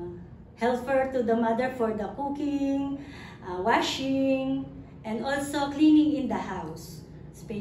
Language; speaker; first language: English; non-native, learner; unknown